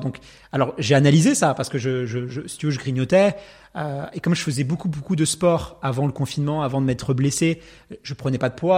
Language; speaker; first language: French; native; French